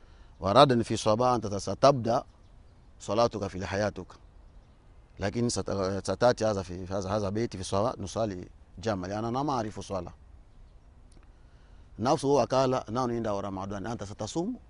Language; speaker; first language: Arabic; non-native, learner; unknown